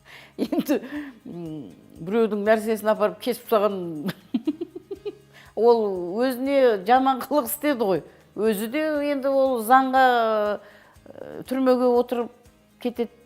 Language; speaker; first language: Kazakh; native; Kazakh